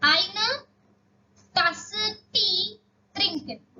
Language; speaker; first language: German; non-native, learner; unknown